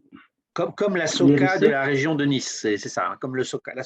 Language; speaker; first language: French; native; French